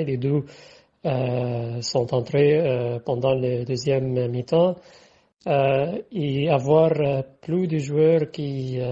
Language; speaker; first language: French; non-native, fluent; Arabic